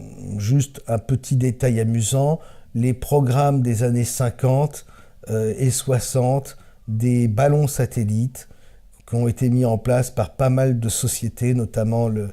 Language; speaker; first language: French; native; French